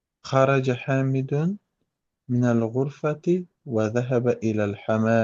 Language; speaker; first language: Arabic; non-native, learner; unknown